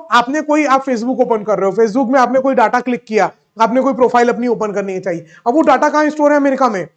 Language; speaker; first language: Hindi; native; Hindi